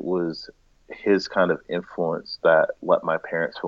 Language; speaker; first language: English; native; English